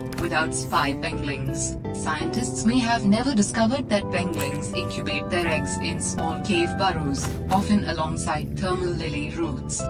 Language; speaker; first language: English; native; English